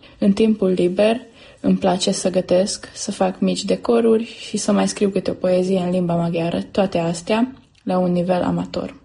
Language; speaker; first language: Romanian; early bilingual, heritage; Romanian